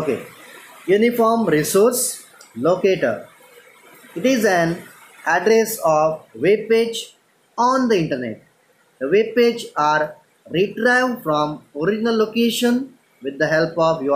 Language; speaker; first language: English; non-native, local second language; Marathi